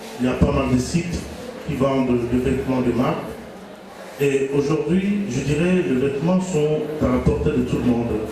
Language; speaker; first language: French; non-native, local second language; Lingala